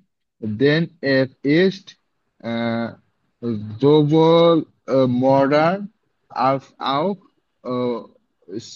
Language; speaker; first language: German; non-native, learner; Bangla